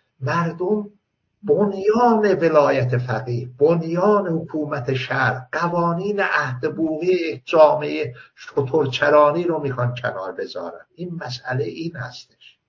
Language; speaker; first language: Persian; native; Persian